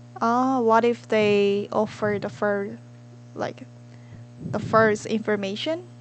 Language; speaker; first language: English; non-native, learner; Korean